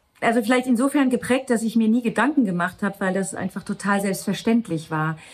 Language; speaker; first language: German; non-native, local second language; Luxembourgish